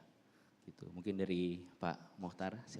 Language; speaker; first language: Indonesian; native; Indonesian